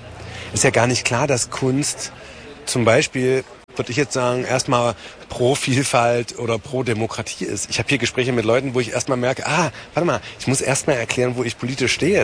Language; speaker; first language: German; native; German